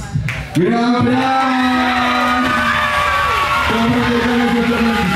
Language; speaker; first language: Spanish; native; Spanish